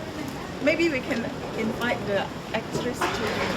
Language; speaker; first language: English; non-native, fluent; Indonesian